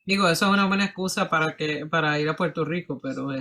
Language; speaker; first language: Spanish; native; Spanish